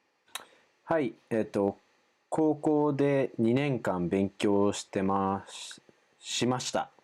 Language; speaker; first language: Japanese; non-native, fluent; English